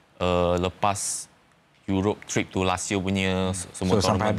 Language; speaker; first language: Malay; non-native, local second language; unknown